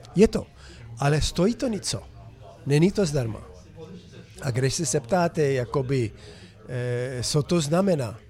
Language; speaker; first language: Czech; non-native, fluent; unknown